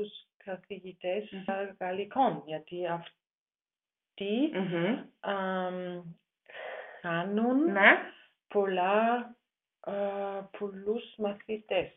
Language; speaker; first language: Greek; non-native, learner; German